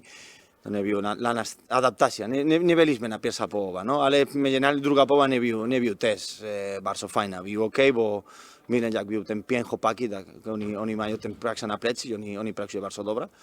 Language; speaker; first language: Polish; non-native, learner; Spanish